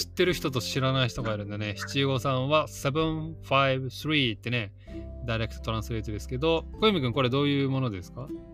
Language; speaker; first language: Japanese; native; Japanese